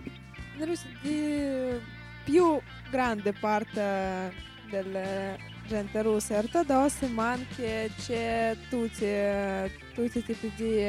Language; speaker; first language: Italian; non-native, learner; Russian